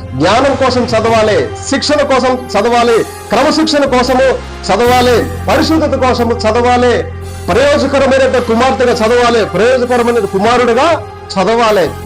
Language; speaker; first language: Telugu; non-native, local second language; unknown